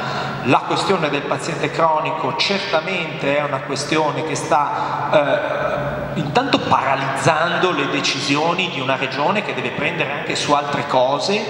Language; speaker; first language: Italian; native; Italian